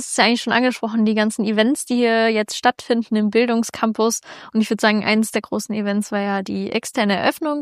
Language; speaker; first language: German; native; German